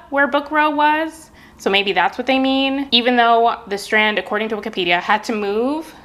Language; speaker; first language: English; native; English